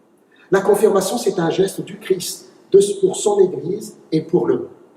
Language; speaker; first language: French; native; French